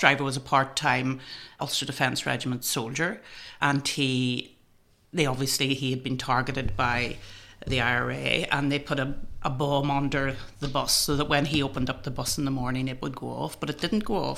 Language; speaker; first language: English; native; English